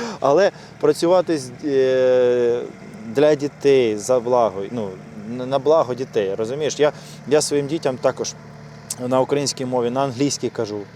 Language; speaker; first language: Ukrainian; non-native, local second language; Russian